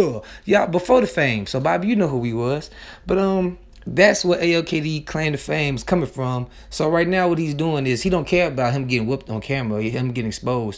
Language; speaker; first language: English; native; English